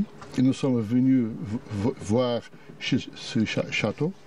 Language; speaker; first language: French; non-native, learner; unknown